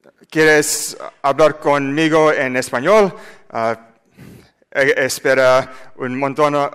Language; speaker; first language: Spanish; non-native, learner; English